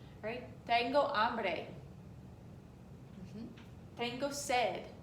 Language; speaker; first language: Spanish; non-native, fluent; English